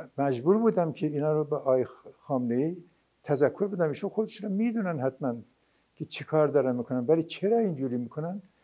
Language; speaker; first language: Persian; non-native, local second language; Azerbaijani